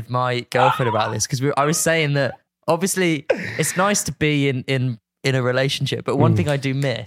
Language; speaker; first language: English; native; English